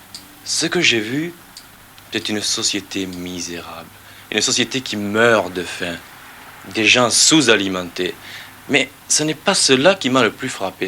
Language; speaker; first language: French; native; French